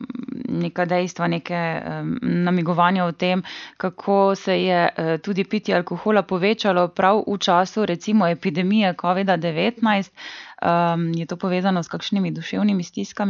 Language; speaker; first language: Slovenian; native; Slovenian